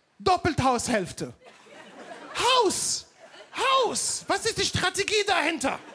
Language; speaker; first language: German; non-native, fluent; Arabic